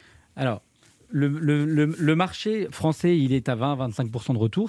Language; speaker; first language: French; native; French